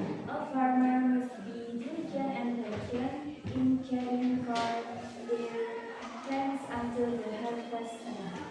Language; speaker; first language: English; non-native, learner; Indonesian